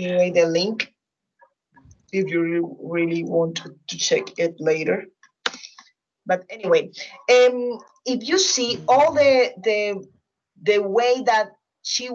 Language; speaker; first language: English; non-native, fluent; Spanish